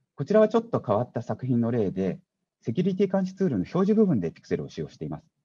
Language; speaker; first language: Japanese; native; Japanese